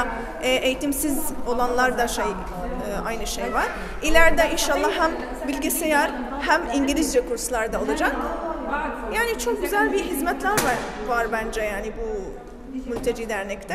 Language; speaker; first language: Turkish; non-native, local second language; Arabic